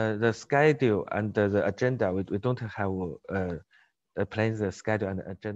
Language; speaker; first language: English; non-native, learner; Chinese